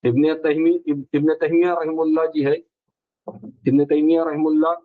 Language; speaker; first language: Hindi; non-native, local second language; Marathi